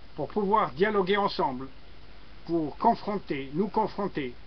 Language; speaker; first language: French; non-native, local second language; Arabic